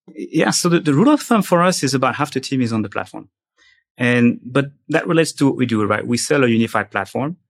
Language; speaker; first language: English; non-native, fluent; French